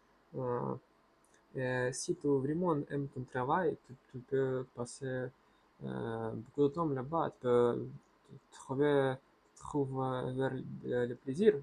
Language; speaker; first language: French; non-native, learner; Russian